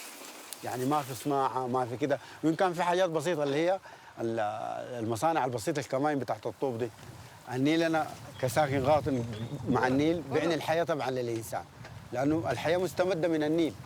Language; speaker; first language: Arabic; native; Arabic